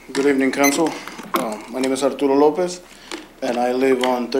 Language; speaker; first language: English; early bilingual, other home language; Spanish